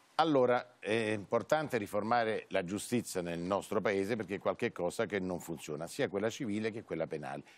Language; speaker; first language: Italian; native; Italian